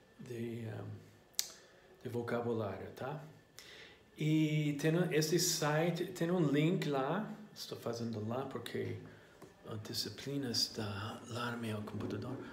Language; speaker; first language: Portuguese; non-native, learner; English